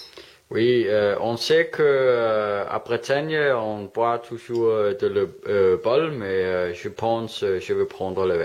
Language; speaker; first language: French; non-native, learner; Danish